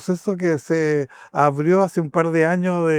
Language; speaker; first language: Spanish; native; Spanish